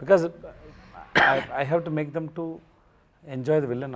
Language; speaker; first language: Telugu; non-native, learner; Tamil